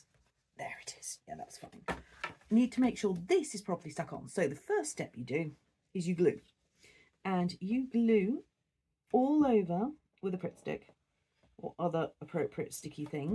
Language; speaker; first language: English; native; English